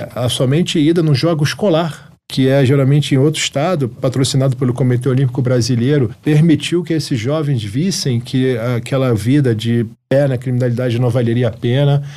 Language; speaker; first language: Portuguese; early bilingual, heritage; Arabic